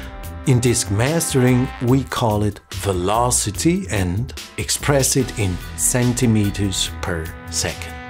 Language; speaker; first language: English; non-native, fluent; German